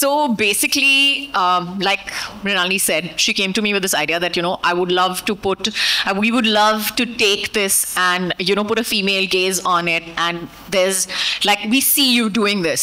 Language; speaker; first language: English; non-native, local second language; Hindi